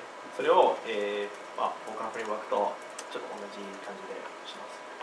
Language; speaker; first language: Japanese; non-native, learner; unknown